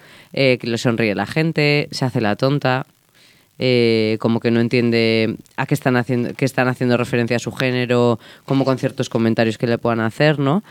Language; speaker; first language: Spanish; native; Spanish